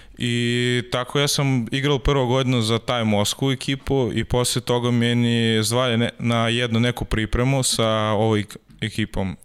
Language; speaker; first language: Serbian; non-native, learner; Russian